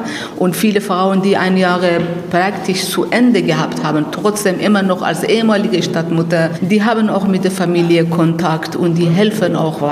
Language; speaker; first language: German; non-native, learner; Persian